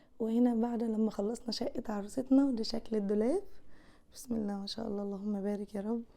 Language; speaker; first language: Egyptian Arabic; native; Egyptian Arabic